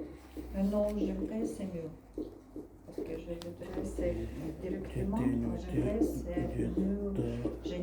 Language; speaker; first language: French; non-native, learner; Russian